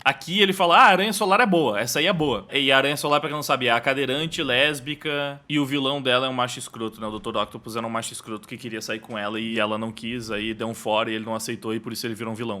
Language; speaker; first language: Portuguese; native; Portuguese